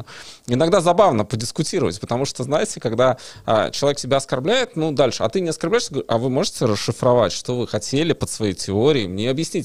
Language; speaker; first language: Russian; native; Russian